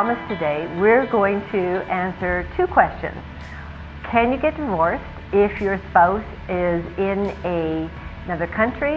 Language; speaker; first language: English; native; English